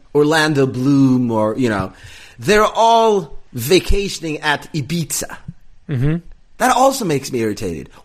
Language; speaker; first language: English; non-native, fluent; Swedish